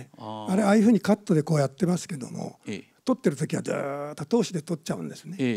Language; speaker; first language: Japanese; native; Japanese